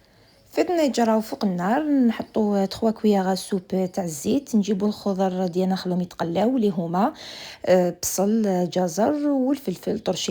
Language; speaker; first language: Arabic; native; Arabic